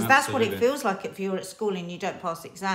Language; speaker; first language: English; native; English